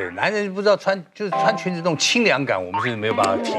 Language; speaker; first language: Chinese; native; Chinese